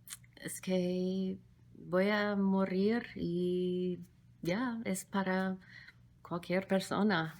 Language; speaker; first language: Spanish; non-native, fluent; English